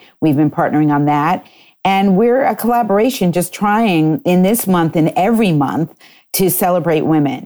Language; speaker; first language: English; native; English